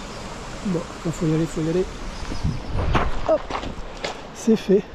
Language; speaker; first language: French; native; French